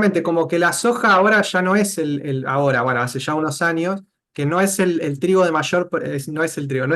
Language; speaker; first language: Spanish; native; Spanish